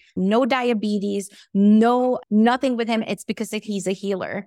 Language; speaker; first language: English; non-native, local second language; Filipino